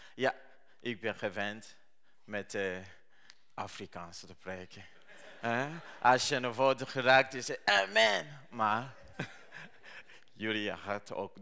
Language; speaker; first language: Dutch; non-native, learner; Rundi